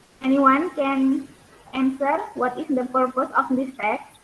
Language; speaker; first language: English; non-native, learner; Indonesian